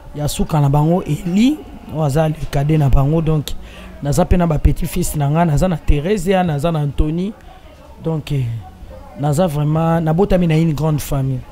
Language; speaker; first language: Lingala; native; Lingala